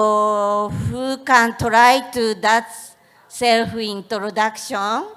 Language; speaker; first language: English; non-native, learner; Japanese